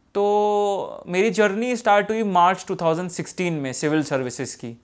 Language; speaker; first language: Hindi; native; Hindi